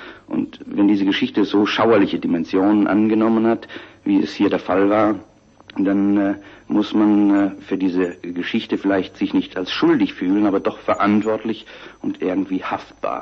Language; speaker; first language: German; native; German